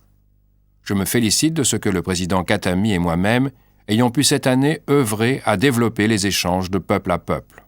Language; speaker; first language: French; native; French